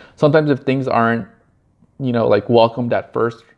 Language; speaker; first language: English; early bilingual, other home language; Spanish